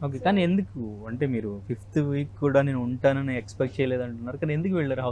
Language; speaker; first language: Telugu; native; Telugu